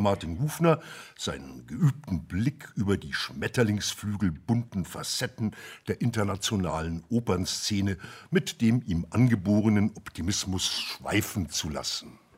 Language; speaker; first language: German; native; German